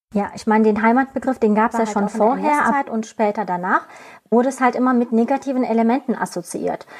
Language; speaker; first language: German; early bilingual, other home language; Turkish